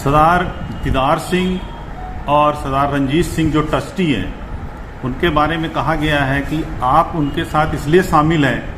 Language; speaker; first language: Hindi; non-native, local second language; Punjabi